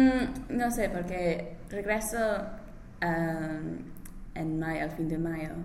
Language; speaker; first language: Spanish; non-native, learner; English